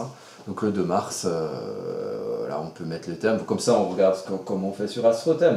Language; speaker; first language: French; native; French